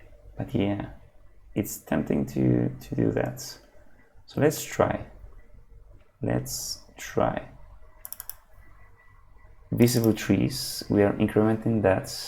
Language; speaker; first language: English; non-native, fluent; Spanish